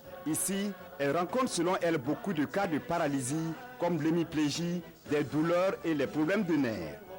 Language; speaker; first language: French; native; French